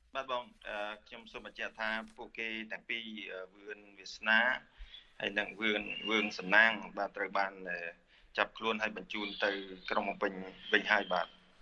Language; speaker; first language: Khmer; native; Khmer